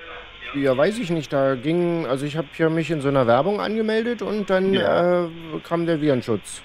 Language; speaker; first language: German; native; German